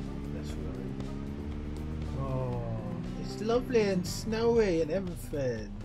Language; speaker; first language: English; native; English